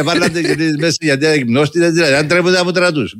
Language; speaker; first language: Greek; native; Greek